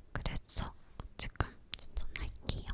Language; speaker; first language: Korean; non-native, learner; English